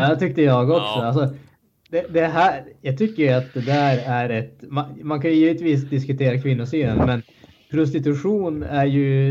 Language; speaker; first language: Swedish; native; Swedish